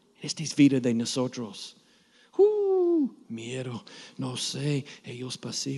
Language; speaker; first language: Spanish; non-native, learner; English